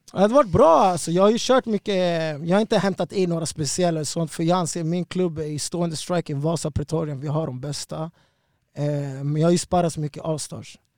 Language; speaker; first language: Swedish; early bilingual, other home language; Spanish